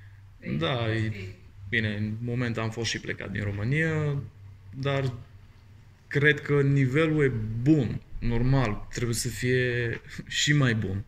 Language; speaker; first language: Romanian; non-native, fluent; Bulgarian